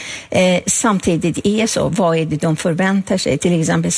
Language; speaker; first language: Swedish; non-native, fluent; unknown